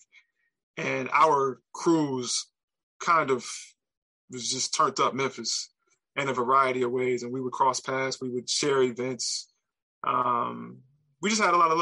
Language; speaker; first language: English; native; English